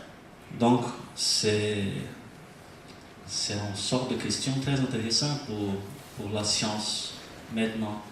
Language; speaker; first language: French; non-native, learner; Portuguese